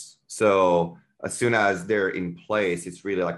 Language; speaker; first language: English; non-native, fluent; French